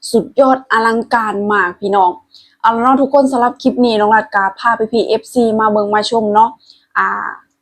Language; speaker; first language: Thai; native; Thai